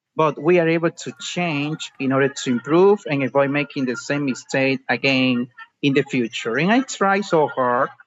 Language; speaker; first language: English; non-native, fluent; Spanish